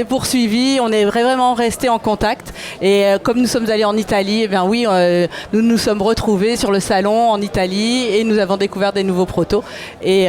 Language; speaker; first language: French; native; French